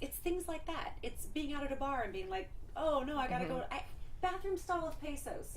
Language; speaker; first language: English; native; English